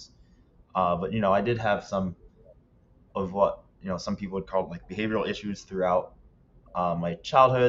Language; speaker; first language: English; native; English